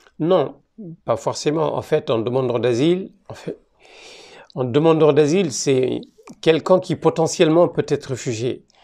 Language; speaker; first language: French; native; French